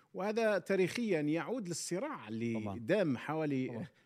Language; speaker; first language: Arabic; native; Arabic